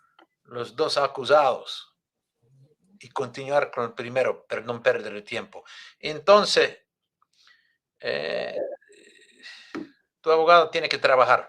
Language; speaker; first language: Spanish; non-native, fluent; English